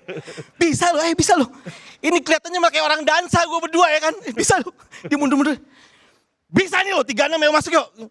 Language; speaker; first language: Indonesian; native; Indonesian